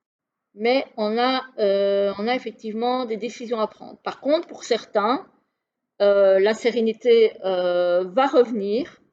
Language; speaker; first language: French; native; French